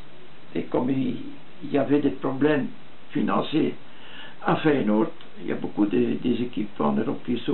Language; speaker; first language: French; non-native, fluent; Dutch